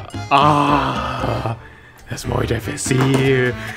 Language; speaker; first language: Spanish; non-native, learner; English